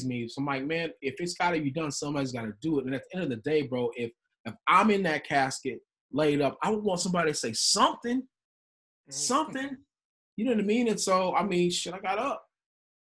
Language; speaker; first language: English; native; English